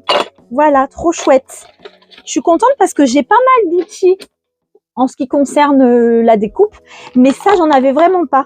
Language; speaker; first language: French; native; French